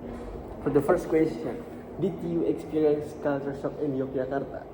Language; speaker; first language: English; non-native, learner; Indonesian